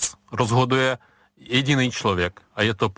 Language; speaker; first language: Czech; non-native, fluent; Ukrainian